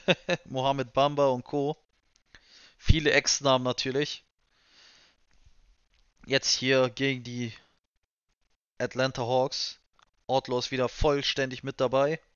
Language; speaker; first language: German; native; German